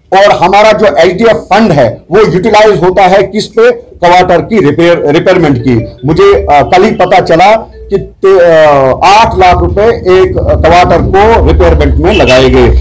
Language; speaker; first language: Urdu; non-native, local second language; Kashmiri